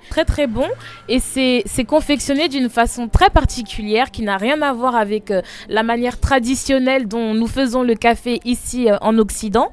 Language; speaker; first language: French; native; French